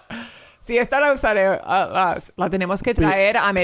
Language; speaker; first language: Spanish; early bilingual, heritage; English